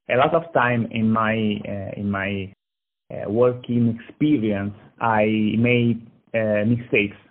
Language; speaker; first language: English; non-native, learner; Italian